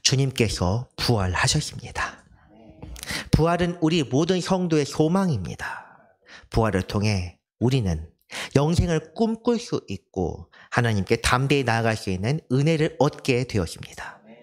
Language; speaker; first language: Korean; native; Korean